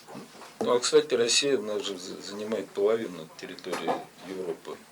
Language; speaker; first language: Russian; native; Russian